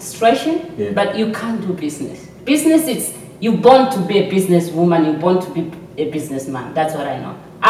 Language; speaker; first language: English; non-native, local second language; Swahili